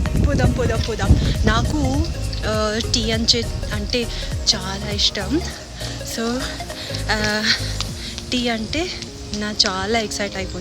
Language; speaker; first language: Telugu; non-native, local second language; Kannada